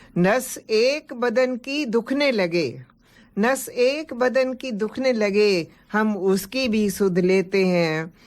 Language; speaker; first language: Hindi; non-native, local second language; Sindhi